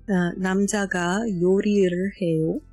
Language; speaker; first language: Korean; non-native, learner; English